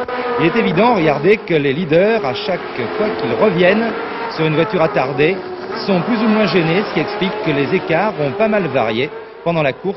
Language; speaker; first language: French; native; French